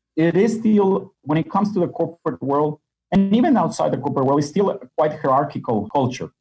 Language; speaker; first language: English; non-native, fluent; Spanish